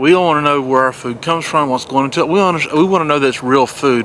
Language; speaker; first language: English; native; English